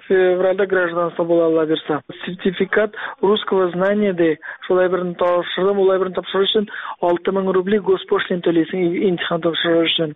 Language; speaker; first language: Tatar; early bilingual, heritage; Tatar